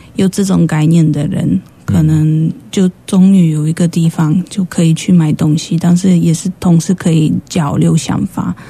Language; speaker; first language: Chinese; non-native, fluent; Polish